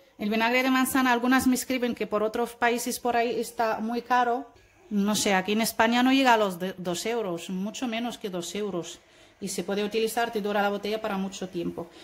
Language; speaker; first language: Spanish; non-native, fluent; Arabic